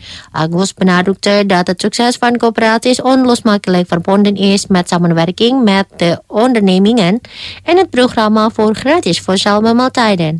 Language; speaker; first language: Dutch; non-native, fluent; Indonesian